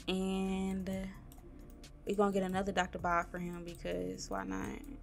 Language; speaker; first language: English; native; English